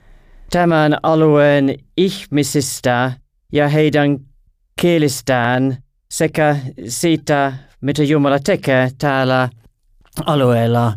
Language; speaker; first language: Finnish; non-native, learner; English